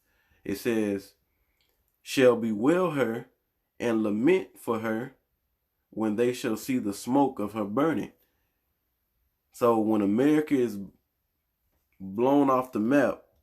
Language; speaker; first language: English; native; English